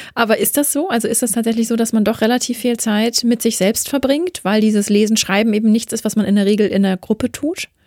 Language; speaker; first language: German; native; German